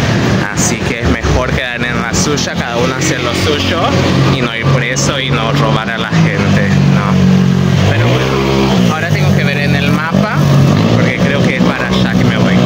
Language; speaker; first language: Spanish; non-native, fluent; Portuguese